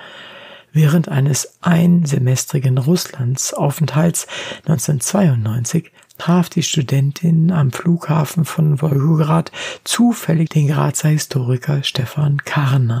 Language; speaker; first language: German; native; German